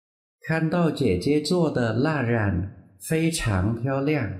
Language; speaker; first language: Chinese; non-native, fluent; Vietnamese